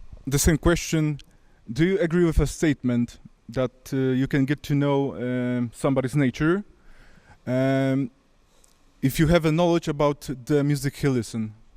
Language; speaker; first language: English; non-native, learner; Polish